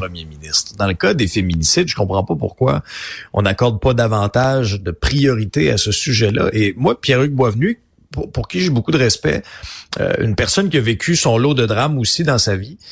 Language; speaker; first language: French; native; French